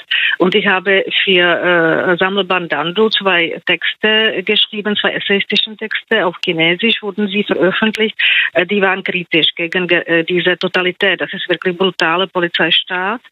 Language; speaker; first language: German; non-native, fluent; Czech